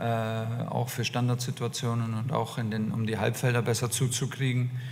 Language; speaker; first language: German; native; German